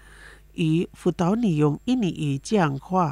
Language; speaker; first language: Chinese; early bilingual, heritage; Chinese